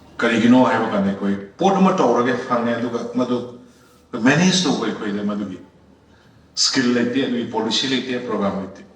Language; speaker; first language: Manipuri; native; Manipuri